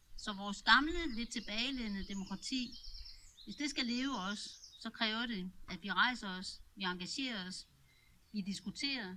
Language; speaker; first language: Danish; native; Danish